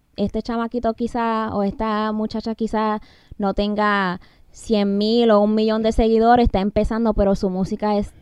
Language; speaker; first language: Spanish; early bilingual, heritage; Spanish